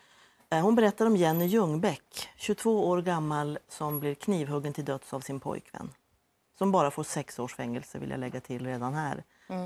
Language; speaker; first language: Swedish; native; Swedish